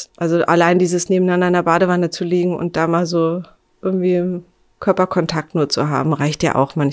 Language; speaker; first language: German; native; German